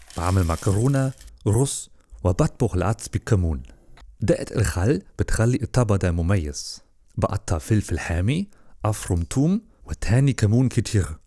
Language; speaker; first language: Egyptian Arabic; non-native, learner; German